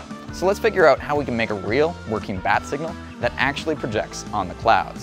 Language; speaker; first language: English; native; English